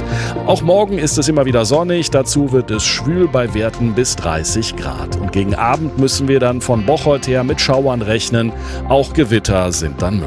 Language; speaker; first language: German; native; German